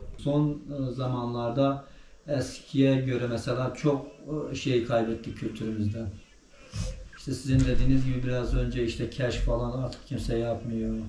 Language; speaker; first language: Turkish; non-native, local second language; Kurdish